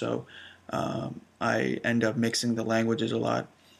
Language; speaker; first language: English; early bilingual, other home language; Urdu